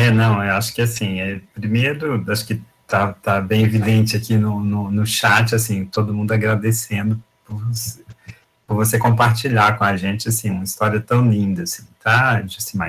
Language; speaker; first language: Portuguese; native; Portuguese